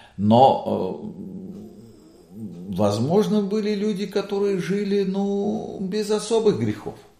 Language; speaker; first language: Russian; non-native, local second language; Latvian